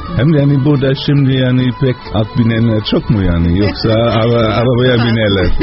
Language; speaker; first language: Turkish; non-native, fluent; Dutch